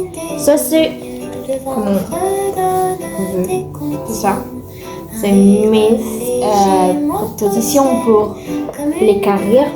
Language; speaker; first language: French; non-native, learner; Spanish